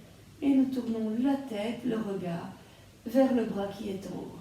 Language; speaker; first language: French; native; French